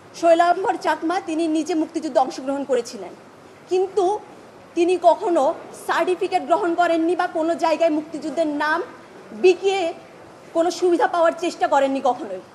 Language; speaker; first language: Bangla; non-native, local second language; Chakma